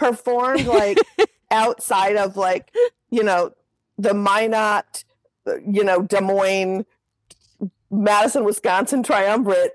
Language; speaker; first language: English; native; English